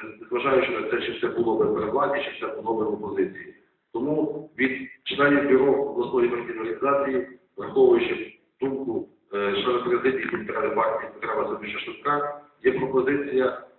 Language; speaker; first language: Ukrainian; native; Ukrainian